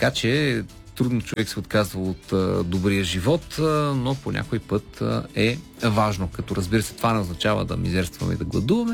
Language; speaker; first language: Bulgarian; native; Bulgarian